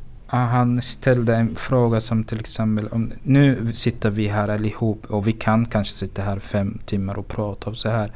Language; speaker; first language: Swedish; non-native, fluent; Arabic